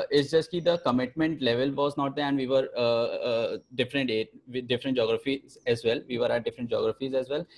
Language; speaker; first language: English; non-native, local second language; Hindi